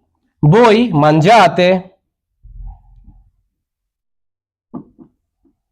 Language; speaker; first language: Italian; non-native, learner; Bangla